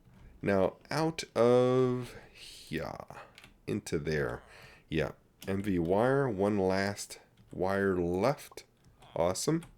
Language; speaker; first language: English; native; English